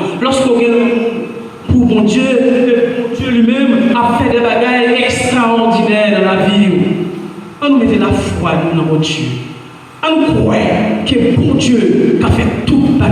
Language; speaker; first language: French; non-native, local second language; Haitian Creole